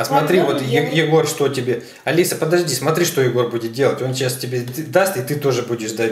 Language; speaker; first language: Russian; native; Russian